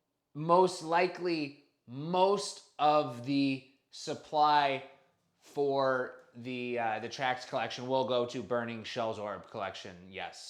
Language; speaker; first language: English; native; English